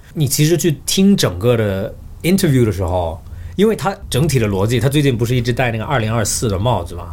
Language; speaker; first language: Chinese; early bilingual, heritage; Chinese